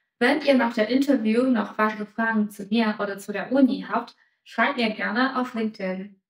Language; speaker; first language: German; non-native, fluent; Chinese